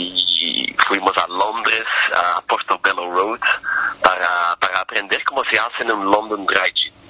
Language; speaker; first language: Spanish; non-native, fluent; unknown